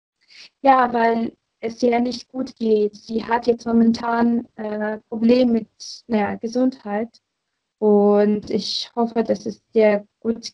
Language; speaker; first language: German; non-native, fluent; Ukrainian